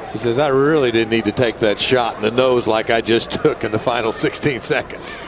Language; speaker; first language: English; native; English